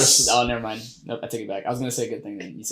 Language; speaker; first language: English; native; English